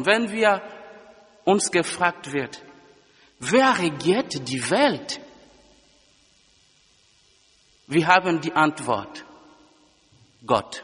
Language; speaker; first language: German; non-native, fluent; Lingala